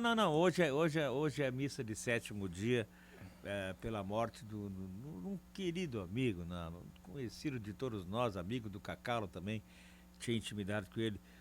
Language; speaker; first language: Portuguese; native; Portuguese